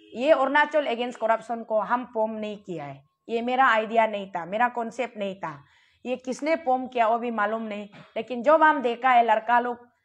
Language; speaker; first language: Hindi; non-native, local second language; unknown